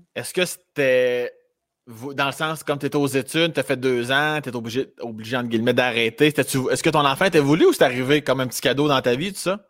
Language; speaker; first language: French; native; French